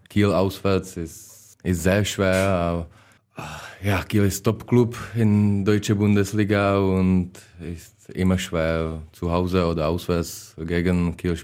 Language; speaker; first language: German; non-native, learner; Czech